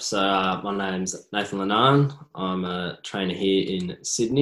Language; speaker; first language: English; native; English